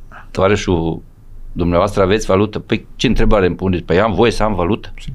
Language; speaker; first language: Romanian; non-native, local second language; Serbian